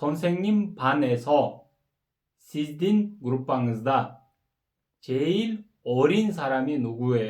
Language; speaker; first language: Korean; non-native, fluent; Kyrgyz